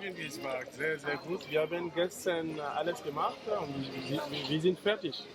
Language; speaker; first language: German; non-native, learner; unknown